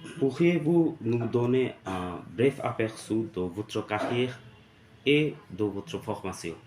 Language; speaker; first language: French; non-native, fluent; Bangla